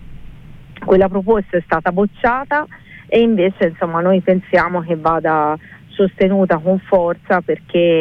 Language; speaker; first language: Italian; native; Italian